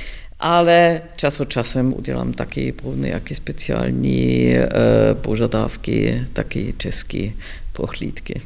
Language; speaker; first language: Czech; non-native, learner; German